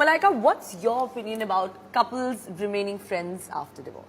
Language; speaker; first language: English; non-native, local second language; Hindi